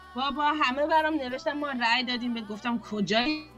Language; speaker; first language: Persian; early bilingual, heritage; Persian